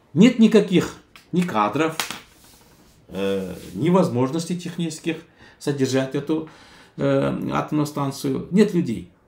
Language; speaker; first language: Russian; non-native, local second language; Kazakh